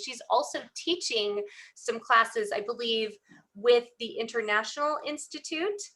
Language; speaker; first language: English; native; English